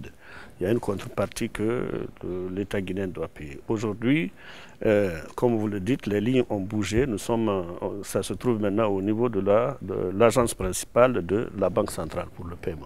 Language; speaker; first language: French; non-native, local second language; Susu